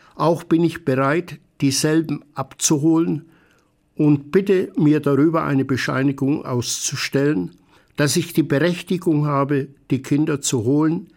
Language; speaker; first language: German; native; German